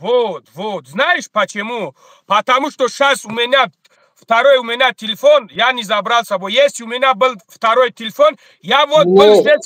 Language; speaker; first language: Russian; non-native, learner; Tajik